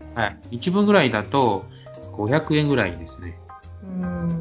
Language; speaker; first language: Japanese; non-native, fluent; Chinese